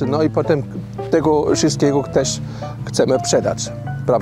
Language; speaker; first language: Polish; non-native, learner; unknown